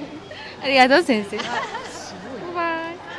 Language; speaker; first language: Japanese; non-native, learner; Mongolian